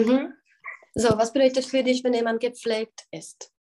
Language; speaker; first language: German; non-native, fluent; Czech